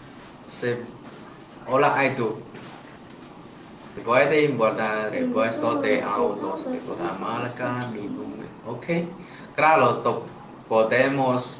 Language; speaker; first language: Spanish; non-native, learner; Chinese